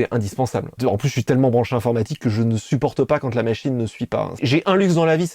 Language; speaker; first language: French; native; French